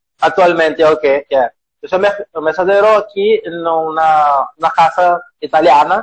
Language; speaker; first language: Spanish; non-native, learner; Portuguese